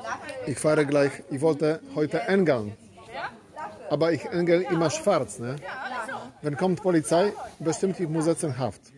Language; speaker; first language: German; non-native, learner; Polish